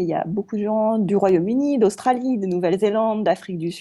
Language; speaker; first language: French; native; French